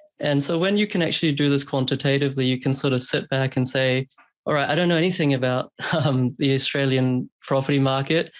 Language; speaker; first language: English; early bilingual, other home language; Hindi